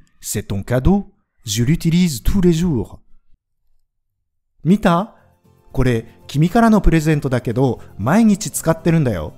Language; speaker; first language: Japanese; native; Japanese